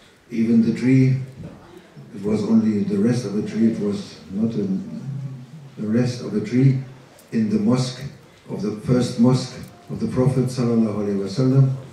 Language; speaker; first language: English; non-native, fluent; German